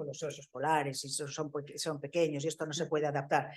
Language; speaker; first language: Spanish; native; Spanish